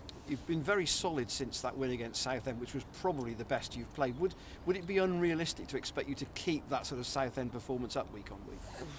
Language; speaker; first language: English; native; English